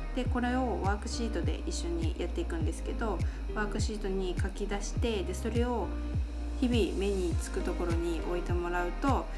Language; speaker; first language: Japanese; native; Japanese